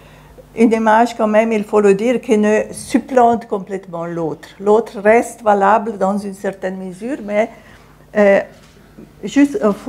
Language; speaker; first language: French; non-native, fluent; Italian